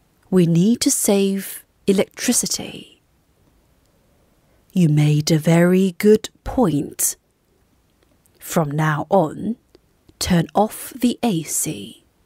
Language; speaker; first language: English; non-native, fluent; Korean